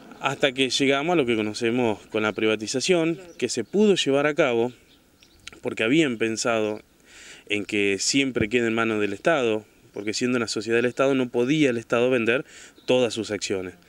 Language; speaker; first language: Spanish; native; Spanish